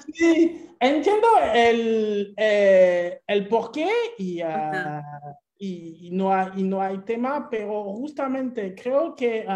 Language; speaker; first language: Spanish; non-native, fluent; French